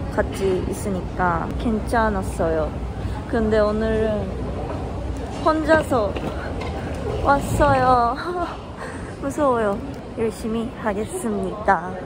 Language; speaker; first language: Korean; non-native, learner; Japanese